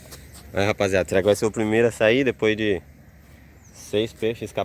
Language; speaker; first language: Portuguese; native; Portuguese